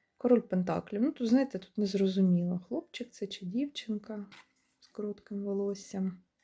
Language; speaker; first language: Ukrainian; non-native, local second language; Russian